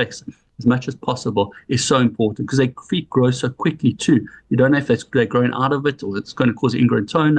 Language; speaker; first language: English; native; English